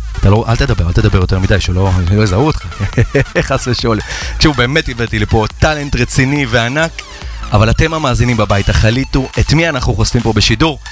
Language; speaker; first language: Hebrew; native; Hebrew